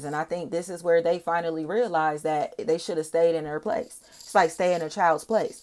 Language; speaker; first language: English; native; English